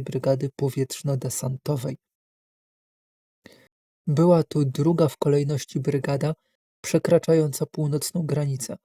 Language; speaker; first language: Polish; native; Polish